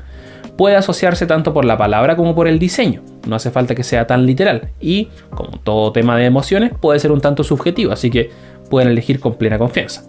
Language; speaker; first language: Spanish; native; Spanish